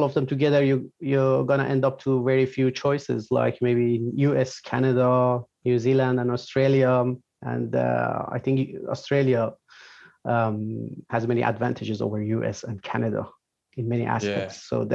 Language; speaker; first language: English; non-native, fluent; Persian